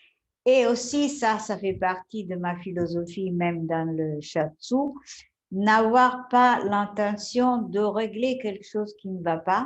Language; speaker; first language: French; non-native, fluent; Italian